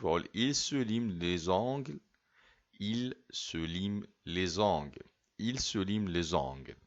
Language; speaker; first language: French; non-native, fluent; Arabic